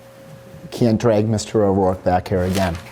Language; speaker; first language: English; native; English